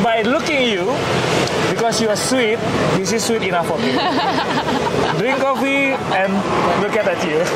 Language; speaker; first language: English; non-native, fluent; Indonesian